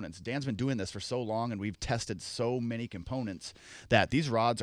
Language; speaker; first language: English; native; English